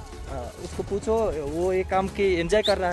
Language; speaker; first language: Hindi; non-native, learner; Bangla